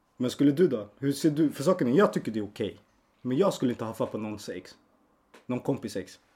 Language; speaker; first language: Swedish; early bilingual, other home language; Spanish